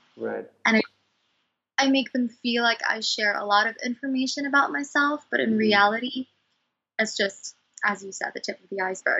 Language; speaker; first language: English; non-native, local second language; Cebuano